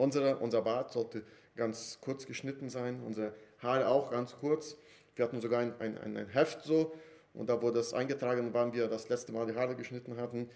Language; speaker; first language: German; non-native, fluent; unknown